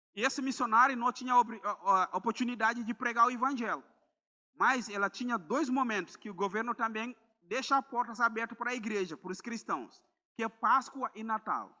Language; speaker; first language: Portuguese; non-native, fluent; Mandingo